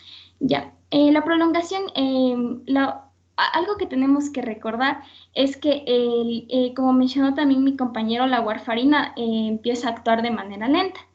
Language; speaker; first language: Spanish; native; Spanish